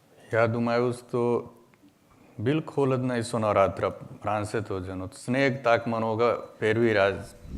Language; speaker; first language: Russian; non-native, learner; Hindi